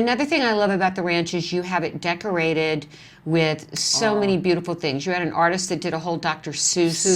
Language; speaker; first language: English; native; English